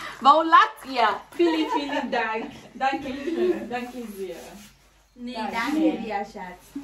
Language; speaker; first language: German; non-native, learner; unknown